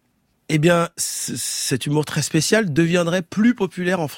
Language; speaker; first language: French; native; French